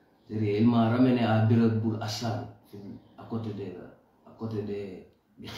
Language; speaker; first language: French; non-native, learner; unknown